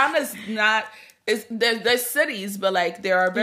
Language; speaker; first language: English; early bilingual, other home language; Akan